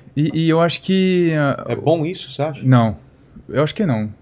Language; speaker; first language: Portuguese; non-native, fluent; French